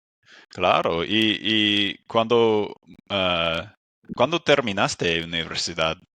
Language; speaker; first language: Spanish; non-native, fluent; English